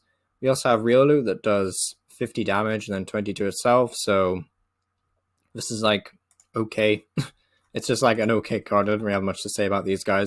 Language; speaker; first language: English; native; English